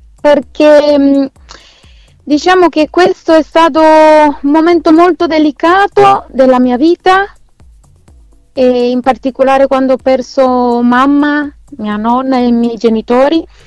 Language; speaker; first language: Italian; non-native, fluent; Spanish